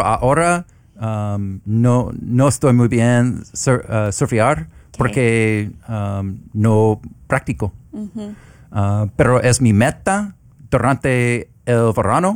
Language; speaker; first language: Spanish; non-native, learner; English